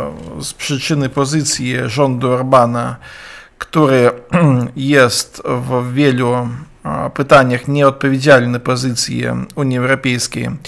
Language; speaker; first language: Polish; non-native, learner; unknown